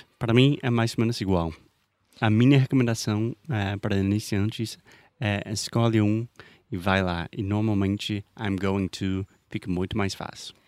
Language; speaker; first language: Portuguese; non-native, fluent; English